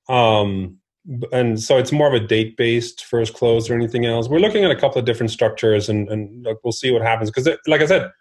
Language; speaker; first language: English; non-native, fluent; Norwegian